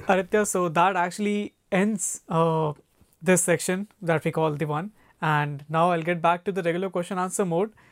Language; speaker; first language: English; non-native, local second language; Hindi